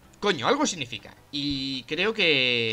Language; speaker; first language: Spanish; native; Spanish